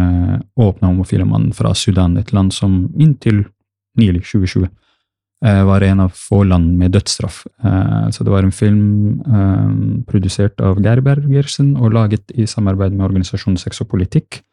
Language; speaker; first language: Norwegian; early bilingual, other home language; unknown